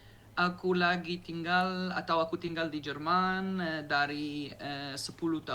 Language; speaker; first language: Indonesian; non-native, learner; Arabic